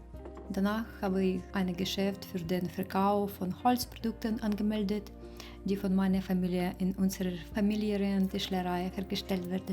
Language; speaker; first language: German; non-native, learner; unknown